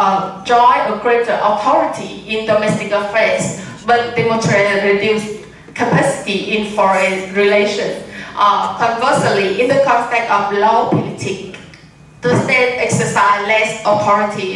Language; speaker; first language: English; non-native, learner; Vietnamese